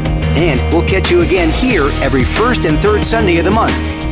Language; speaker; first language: English; native; English